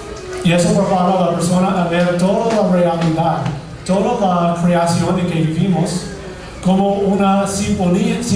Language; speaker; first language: Spanish; non-native, fluent; English